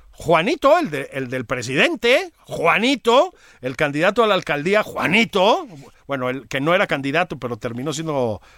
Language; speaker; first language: Spanish; native; Spanish